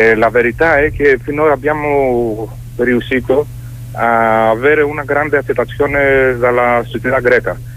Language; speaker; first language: Italian; non-native, learner; Greek